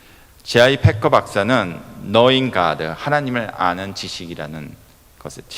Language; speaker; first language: Korean; native; Korean